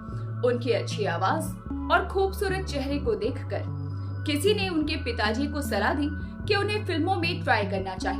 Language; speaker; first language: Hindi; native; Hindi